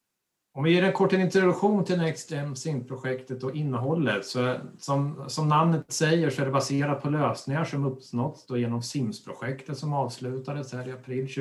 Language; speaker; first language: Swedish; native; Swedish